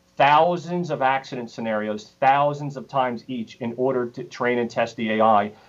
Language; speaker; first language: English; native; English